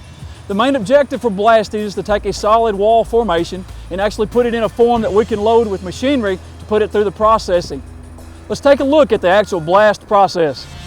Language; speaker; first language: English; native; English